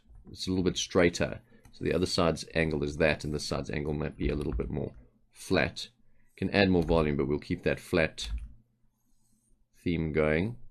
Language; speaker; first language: English; native; English